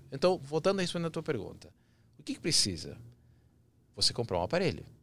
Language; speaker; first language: Portuguese; early bilingual, other home language; Spanish